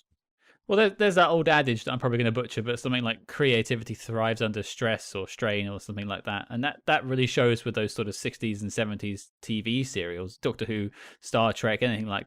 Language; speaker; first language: English; native; English